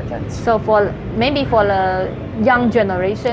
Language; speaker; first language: English; non-native, fluent; Chinese